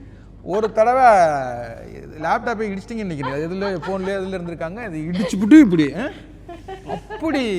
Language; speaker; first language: Tamil; native; Tamil